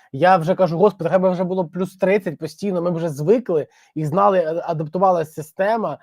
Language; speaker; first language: Ukrainian; non-native, local second language; Russian